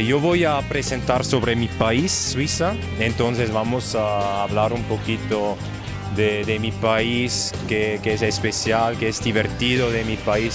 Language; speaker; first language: Spanish; non-native, fluent; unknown